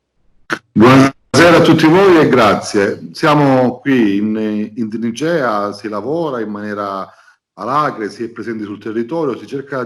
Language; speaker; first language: Italian; native; Italian